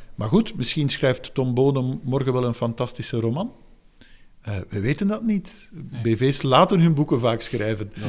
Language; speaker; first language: Dutch; native; Dutch